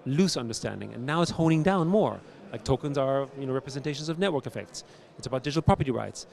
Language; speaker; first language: English; early bilingual, other home language; German